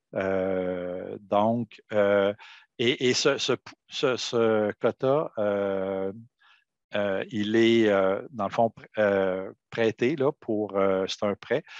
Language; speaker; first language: French; native; French